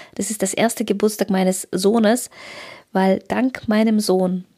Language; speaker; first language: German; early bilingual, other home language; Russian